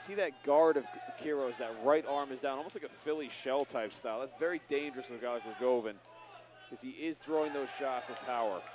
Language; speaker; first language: English; native; English